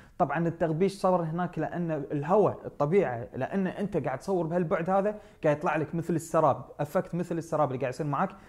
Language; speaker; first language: Arabic; native; Arabic